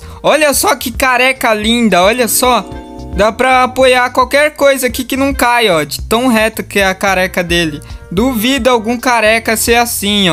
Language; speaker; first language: Portuguese; native; Portuguese